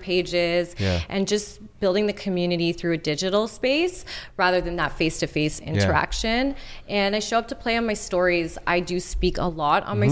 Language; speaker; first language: English; native; English